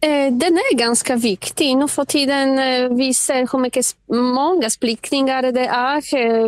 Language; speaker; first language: Swedish; non-native, fluent; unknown